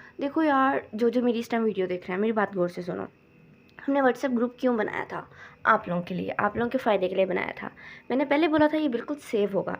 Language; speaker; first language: Urdu; non-native, local second language; Punjabi